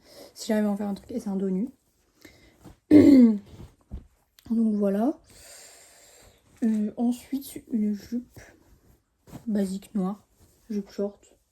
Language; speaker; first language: French; native; French